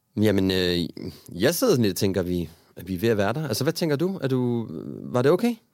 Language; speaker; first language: Danish; native; Danish